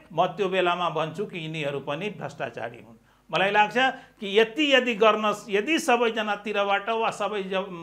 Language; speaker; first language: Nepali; non-native, local second language; Maithili